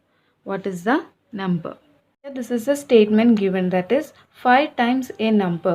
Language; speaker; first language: English; non-native, local second language; Malayalam